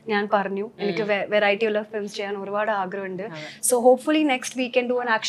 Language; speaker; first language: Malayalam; non-native, local second language; Hindi